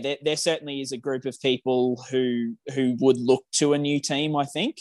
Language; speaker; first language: English; native; English